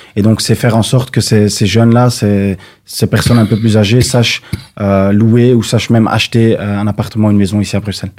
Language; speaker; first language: French; native; French